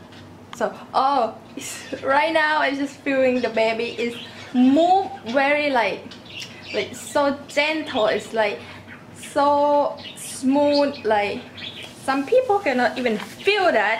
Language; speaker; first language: English; non-native, learner; Thai